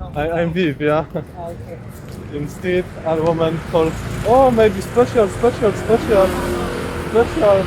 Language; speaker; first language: English; non-native, learner; Polish